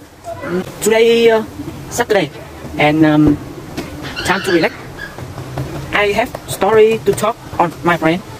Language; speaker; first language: English; non-native, learner; Vietnamese